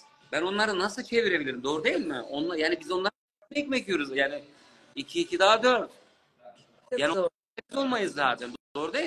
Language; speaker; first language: Turkish; native; Turkish